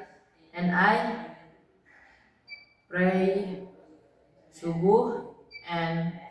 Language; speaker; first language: English; non-native, learner; Indonesian